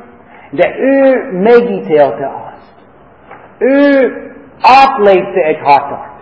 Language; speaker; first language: Hungarian; non-native, fluent; English